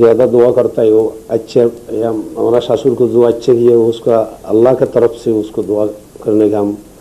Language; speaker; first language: Hindi; non-native, learner; Bangla